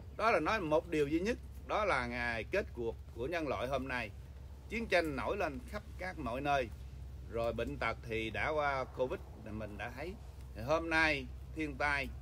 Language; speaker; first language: Vietnamese; early bilingual, heritage; Vietnamese